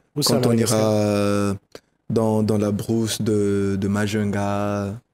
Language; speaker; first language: French; non-native, local second language; Malagasy